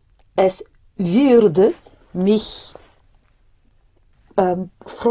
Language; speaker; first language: German; non-native, learner; English